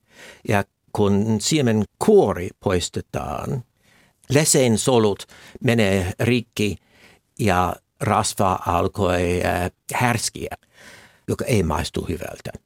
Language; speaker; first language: Finnish; non-native, fluent; English